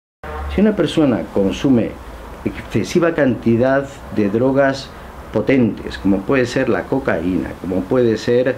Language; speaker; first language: Spanish; native; Spanish